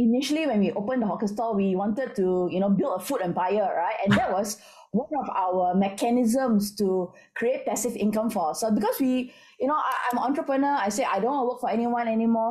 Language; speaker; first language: English; non-native, local second language; Min Nan Chinese